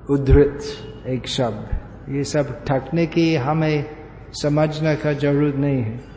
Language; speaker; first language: Hindi; non-native, fluent; English